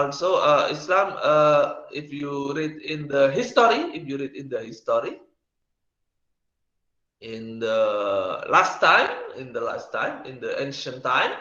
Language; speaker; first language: English; non-native, learner; Indonesian